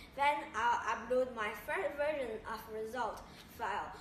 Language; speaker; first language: English; non-native, learner; Chinese